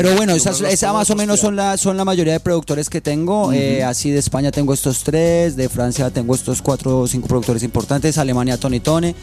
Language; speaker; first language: Spanish; native; Spanish